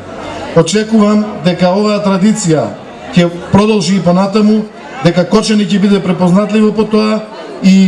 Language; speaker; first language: Macedonian; native; Macedonian